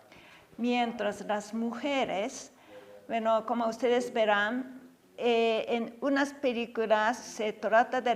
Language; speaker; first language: Spanish; non-native, fluent; Japanese